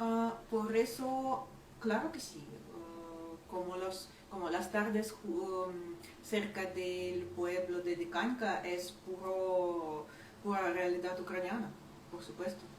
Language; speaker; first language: Spanish; non-native, fluent; Ukrainian